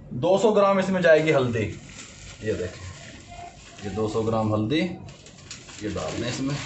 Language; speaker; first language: Urdu; non-native, local second language; Punjabi